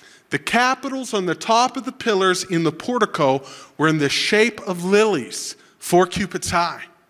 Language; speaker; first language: English; native; English